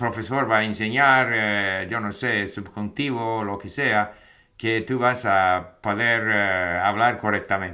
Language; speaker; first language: Spanish; non-native, fluent; English